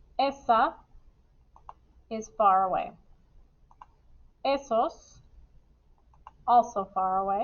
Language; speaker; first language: Spanish; non-native, fluent; English